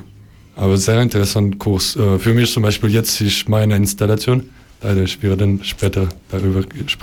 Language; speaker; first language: German; non-native, learner; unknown